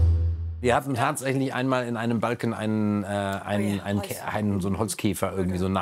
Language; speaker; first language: German; native; German